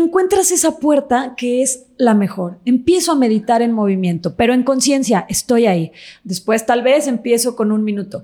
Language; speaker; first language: Spanish; native; Spanish